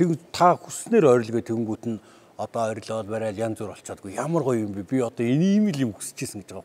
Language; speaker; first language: Mongolian; native; Mongolian